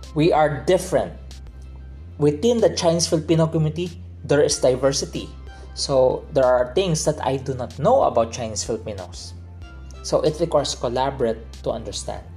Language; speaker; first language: English; non-native, local second language; Filipino